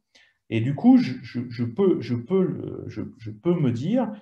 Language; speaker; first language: French; native; French